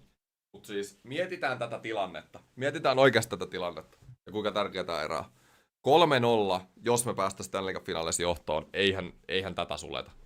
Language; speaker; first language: Finnish; native; Finnish